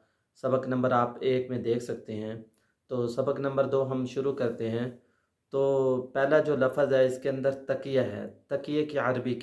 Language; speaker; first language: Urdu; native; Urdu